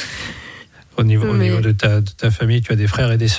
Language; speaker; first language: French; native; French